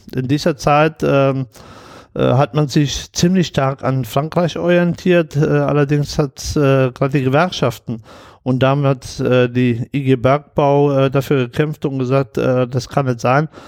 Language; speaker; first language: German; native; German